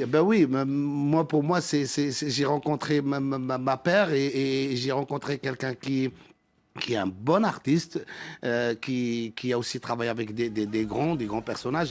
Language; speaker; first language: French; non-native, local second language; Arabic